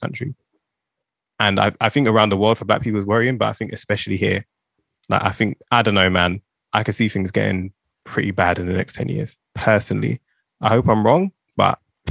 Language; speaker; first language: English; native; English